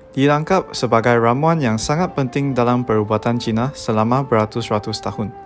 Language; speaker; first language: Malay; non-native, local second language; Tamil